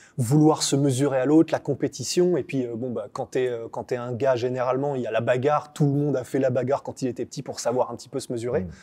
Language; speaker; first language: French; native; French